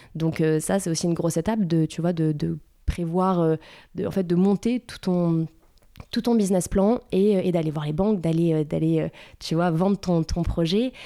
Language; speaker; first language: French; native; French